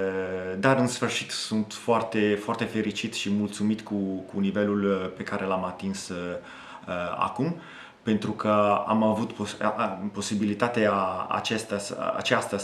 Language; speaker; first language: Romanian; non-native, fluent; Italian